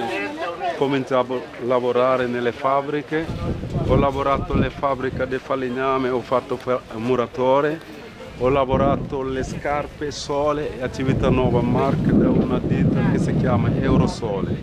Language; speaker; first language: Italian; non-native, fluent; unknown